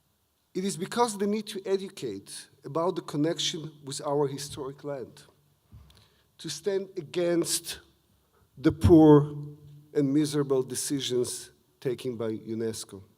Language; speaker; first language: English; non-native, fluent; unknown